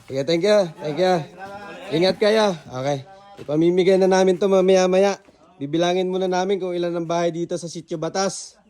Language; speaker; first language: Filipino; non-native, local second language; Hiligaynon